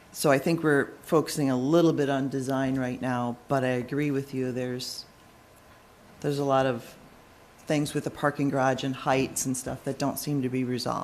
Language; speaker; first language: English; native; English